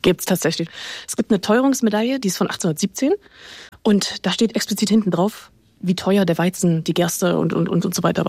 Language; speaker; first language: German; native; German